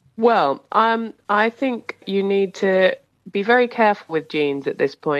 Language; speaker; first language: English; native; English